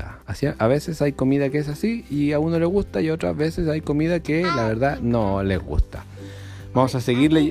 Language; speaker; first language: Spanish; native; Spanish